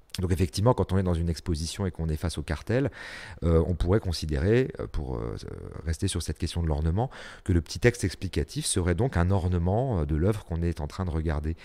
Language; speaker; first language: French; native; French